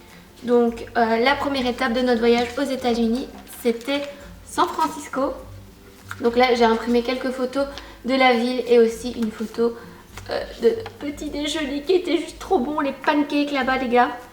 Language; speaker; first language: French; native; French